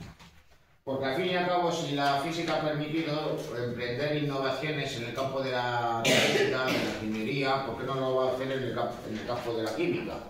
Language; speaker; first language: Spanish; native; Spanish